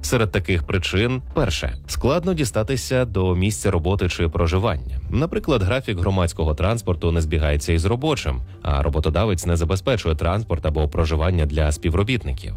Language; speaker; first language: Ukrainian; native; Ukrainian